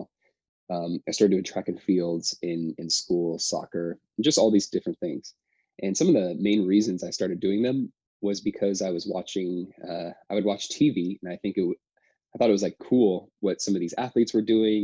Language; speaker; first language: English; native; English